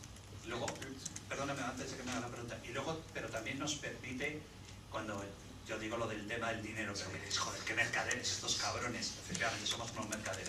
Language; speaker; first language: Spanish; native; Spanish